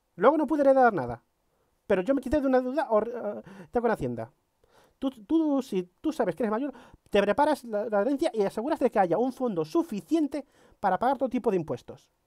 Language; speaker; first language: Spanish; native; Spanish